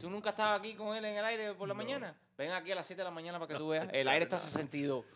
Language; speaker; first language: Spanish; early bilingual, heritage; Spanish